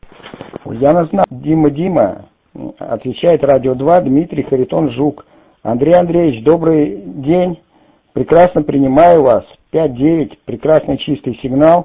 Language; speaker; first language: Russian; native; Russian